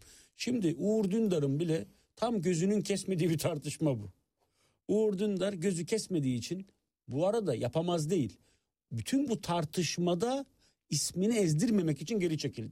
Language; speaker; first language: Turkish; native; Turkish